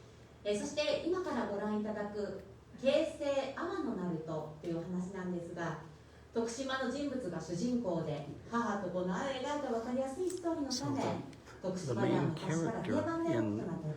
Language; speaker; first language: Japanese; native; Japanese